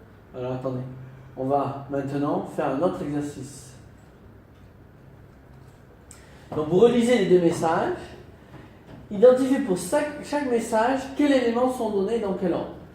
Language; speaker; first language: French; non-native, fluent; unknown